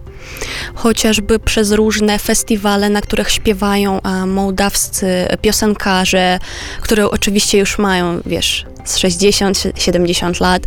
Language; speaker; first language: Polish; non-native, fluent; Romanian